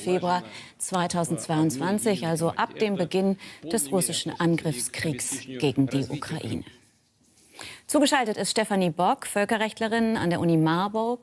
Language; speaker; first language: German; native; German